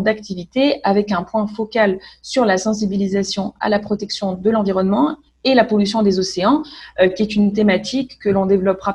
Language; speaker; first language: French; native; French